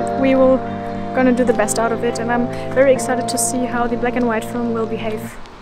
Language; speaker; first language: English; non-native, fluent; German